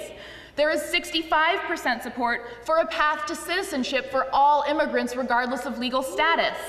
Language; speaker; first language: English; native; English